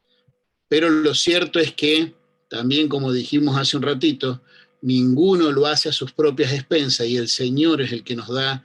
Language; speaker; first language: Spanish; native; Spanish